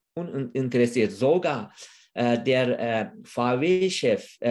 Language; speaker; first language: German; non-native, fluent; Uyghur